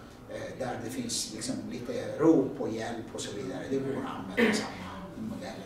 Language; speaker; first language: Swedish; non-native, fluent; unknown